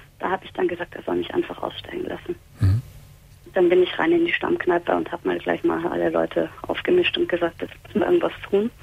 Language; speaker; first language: German; native; German